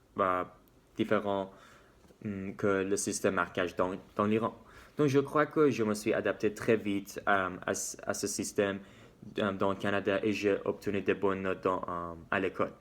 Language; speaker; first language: French; non-native, learner; Persian